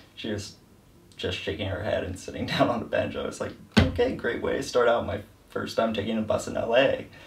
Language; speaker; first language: English; native; English